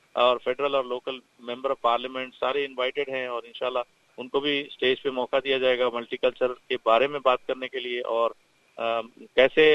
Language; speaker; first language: Urdu; native; Urdu